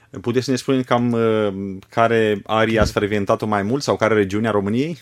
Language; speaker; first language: Romanian; native; Romanian